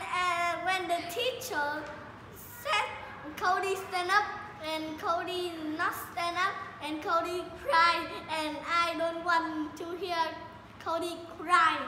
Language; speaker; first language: English; non-native, learner; Vietnamese